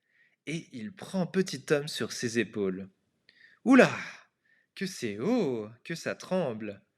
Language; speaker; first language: French; non-native, fluent; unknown